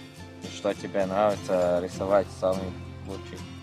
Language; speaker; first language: Russian; non-native, learner; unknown